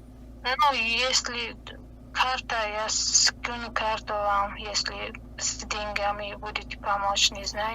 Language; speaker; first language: Russian; non-native, learner; Tajik